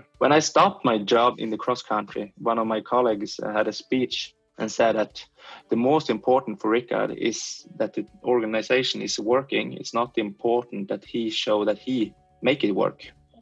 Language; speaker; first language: English; non-native, fluent; Swedish